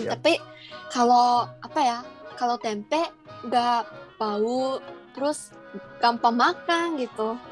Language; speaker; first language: Indonesian; non-native, fluent; Japanese